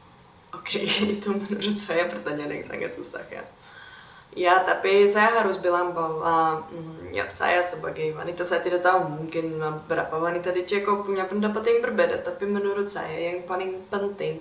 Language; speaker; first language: Indonesian; non-native, fluent; Czech